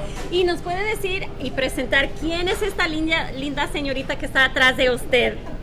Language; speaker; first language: Spanish; early bilingual, heritage; Spanish